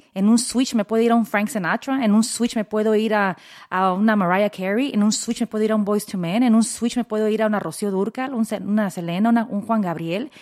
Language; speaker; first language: Spanish; early bilingual, heritage; Spanish